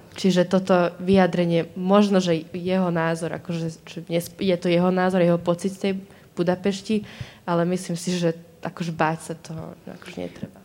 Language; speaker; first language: Slovak; non-native, local second language; Hungarian